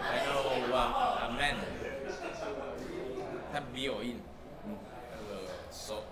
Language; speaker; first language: English; non-native, learner; Japanese